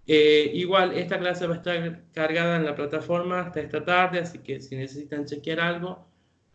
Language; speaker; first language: Spanish; native; Spanish